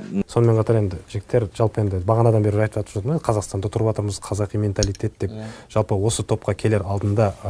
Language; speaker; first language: Kazakh; native; Kazakh